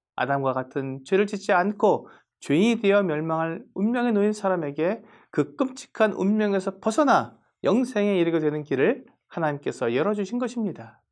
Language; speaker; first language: Korean; native; Korean